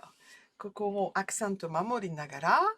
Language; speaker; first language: Japanese; non-native, fluent; French